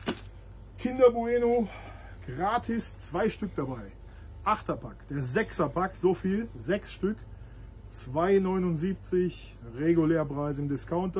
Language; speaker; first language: German; native; German